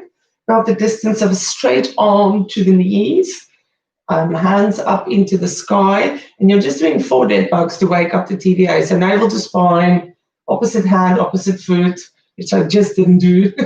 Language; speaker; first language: English; native; English